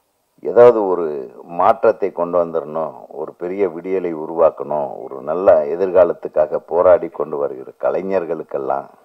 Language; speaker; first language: Tamil; native; Tamil